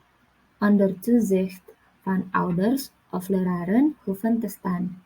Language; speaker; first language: Dutch; non-native, learner; Indonesian